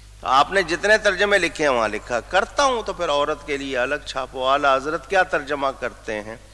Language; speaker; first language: Urdu; native; Urdu